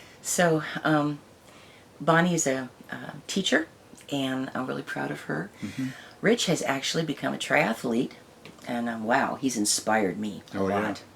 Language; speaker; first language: English; native; English